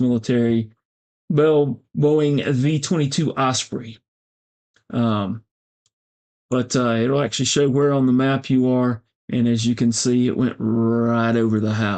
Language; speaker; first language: English; native; English